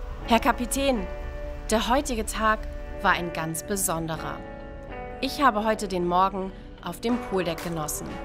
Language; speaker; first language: German; native; German